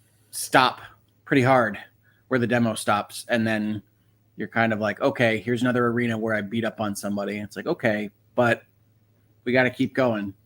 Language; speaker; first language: English; native; English